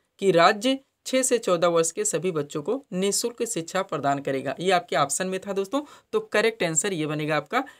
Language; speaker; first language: Hindi; native; Hindi